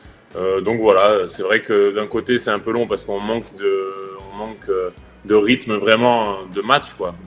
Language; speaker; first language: French; native; French